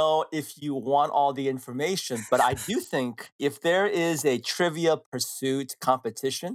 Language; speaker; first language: English; early bilingual, other home language; Korean